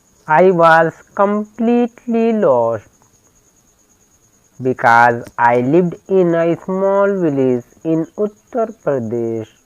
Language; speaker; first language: English; non-native, learner; Hindi